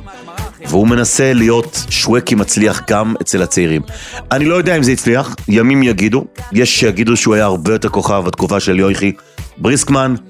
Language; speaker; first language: Hebrew; native; Hebrew